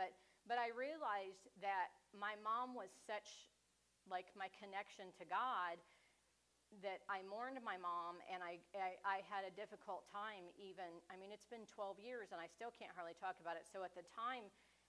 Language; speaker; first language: English; native; English